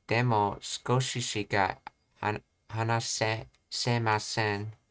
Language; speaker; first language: Japanese; non-native, learner; English